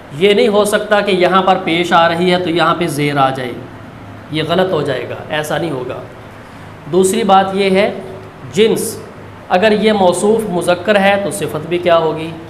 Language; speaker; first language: Urdu; native; Urdu